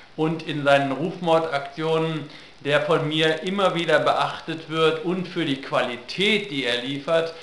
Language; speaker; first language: German; native; German